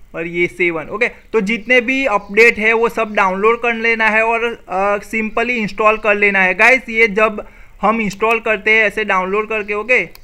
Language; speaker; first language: Hindi; non-native, local second language; Gujarati